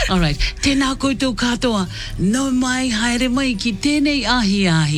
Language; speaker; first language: Māori; non-native, learner; Fijian